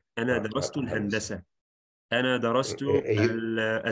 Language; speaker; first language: Arabic; non-native, fluent; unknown